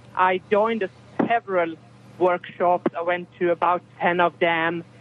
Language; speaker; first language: English; non-native, fluent; Swedish